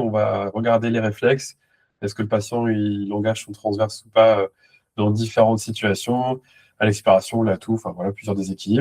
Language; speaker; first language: French; native; French